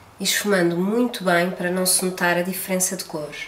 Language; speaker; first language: Portuguese; native; Portuguese